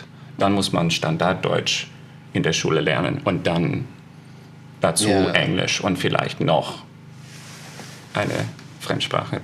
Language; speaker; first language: German; non-native, fluent; English